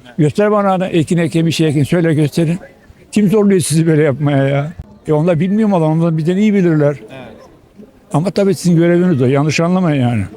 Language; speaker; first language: Turkish; early bilingual, other home language; Albanian